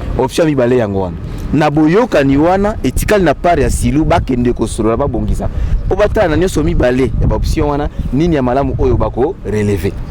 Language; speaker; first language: Lingala; non-native, local second language; Kongo